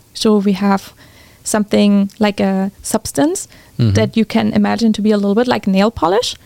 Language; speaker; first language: English; non-native, fluent; German